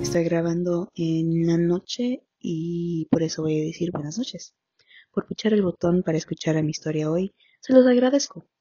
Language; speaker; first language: Spanish; early bilingual, heritage; Spanish